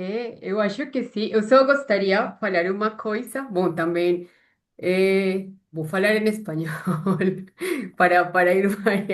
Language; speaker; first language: Portuguese; non-native, learner; Spanish